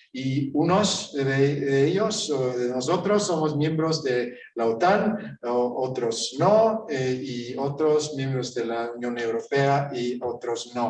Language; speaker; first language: Spanish; non-native, fluent; Swedish